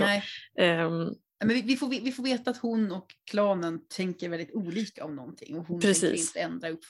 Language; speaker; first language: Swedish; native; Swedish